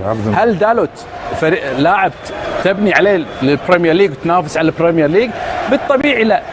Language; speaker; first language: Arabic; native; Arabic